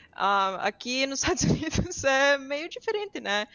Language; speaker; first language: Portuguese; early bilingual, heritage; English